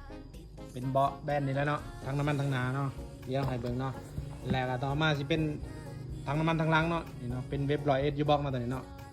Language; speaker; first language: Thai; non-native, local second language; Lao